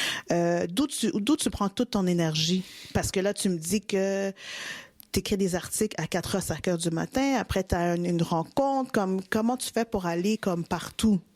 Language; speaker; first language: French; native; French